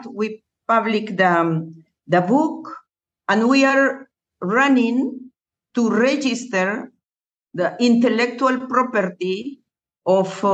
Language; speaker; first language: English; non-native, learner; Spanish